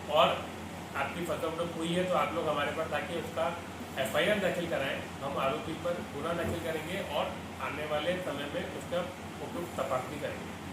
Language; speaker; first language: Hindi; non-native, local second language; Marathi